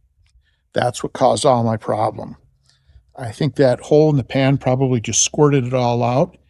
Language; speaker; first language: English; native; English